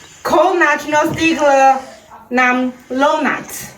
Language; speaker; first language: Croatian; non-native, learner; Chinese